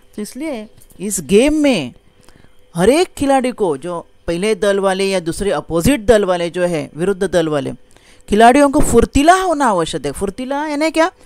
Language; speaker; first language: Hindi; non-native, local second language; Marathi